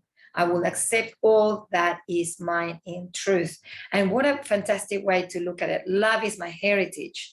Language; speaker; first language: English; non-native, fluent; Spanish